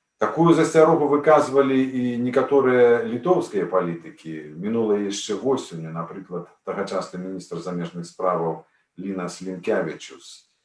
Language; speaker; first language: Belarusian; native; Belarusian